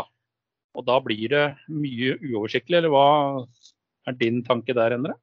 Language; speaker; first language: Norwegian; native; Norwegian